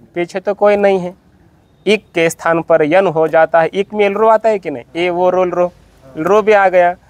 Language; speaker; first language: Hindi; non-native, local second language; Marathi